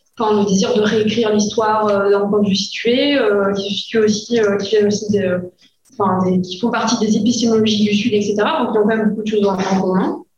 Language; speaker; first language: French; native; French